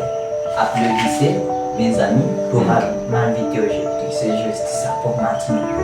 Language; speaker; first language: French; non-native, learner; Kamba